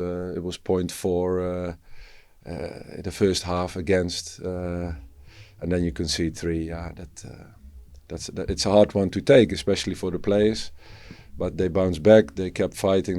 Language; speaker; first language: English; non-native, fluent; Dutch